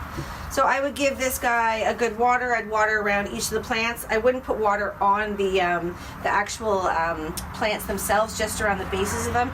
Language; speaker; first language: English; native; English